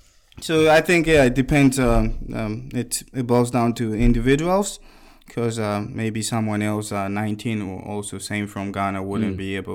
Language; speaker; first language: English; non-native, local second language; Akan